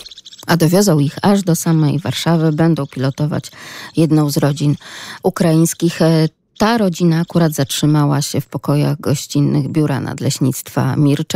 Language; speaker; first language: Polish; native; Polish